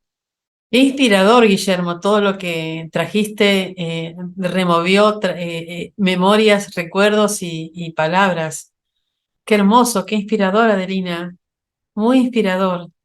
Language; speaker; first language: Spanish; native; Spanish